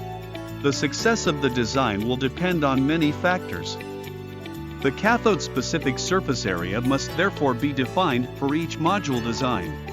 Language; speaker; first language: English; non-native, fluent; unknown